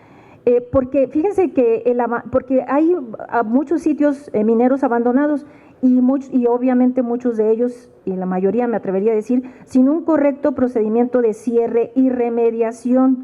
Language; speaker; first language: Spanish; native; Spanish